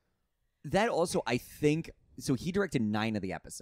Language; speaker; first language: English; native; English